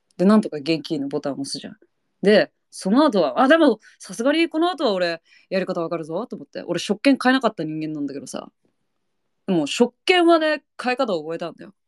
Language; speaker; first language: Japanese; non-native, fluent; English